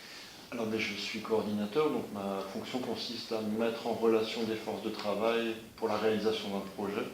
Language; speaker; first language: French; native; French